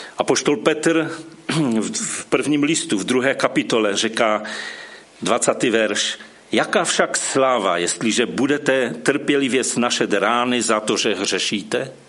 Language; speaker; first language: Czech; non-native, local second language; Polish